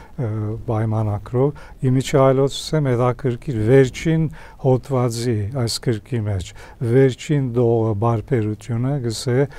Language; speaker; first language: Armenian; early bilingual, heritage; Armenian